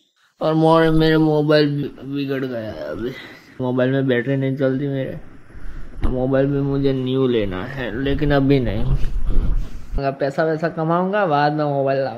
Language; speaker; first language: Hindi; native; Hindi